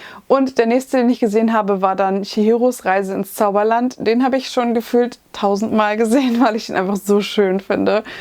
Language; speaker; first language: German; native; German